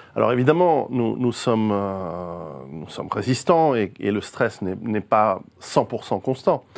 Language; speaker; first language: French; native; French